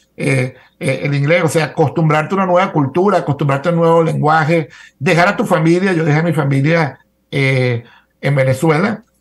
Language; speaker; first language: Spanish; native; Spanish